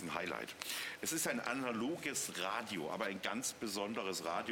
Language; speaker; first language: German; native; German